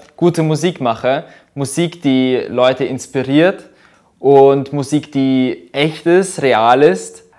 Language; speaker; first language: German; early bilingual, other home language; Russian